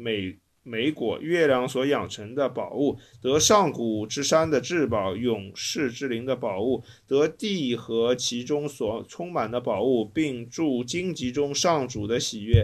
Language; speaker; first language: Chinese; native; Chinese